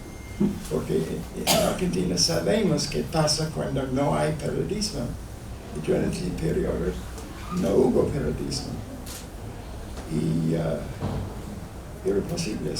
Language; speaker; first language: Spanish; non-native, fluent; English